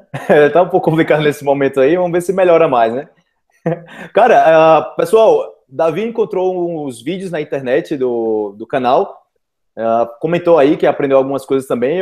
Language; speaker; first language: Portuguese; native; Portuguese